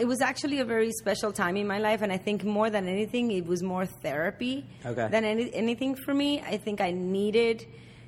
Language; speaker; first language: English; early bilingual, other home language; Spanish